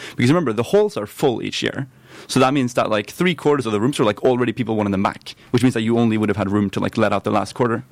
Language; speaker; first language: English; non-native, fluent; Norwegian